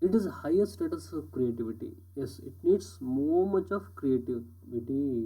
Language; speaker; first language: English; non-native, local second language; Kannada